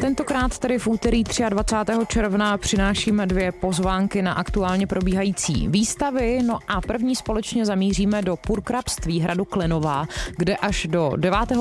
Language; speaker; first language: Czech; native; Czech